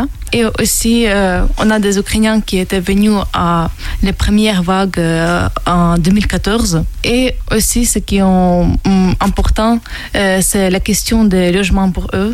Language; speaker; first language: French; non-native, fluent; Ukrainian